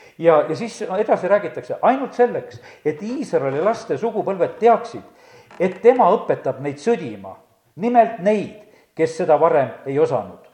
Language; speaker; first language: Estonian; native; Estonian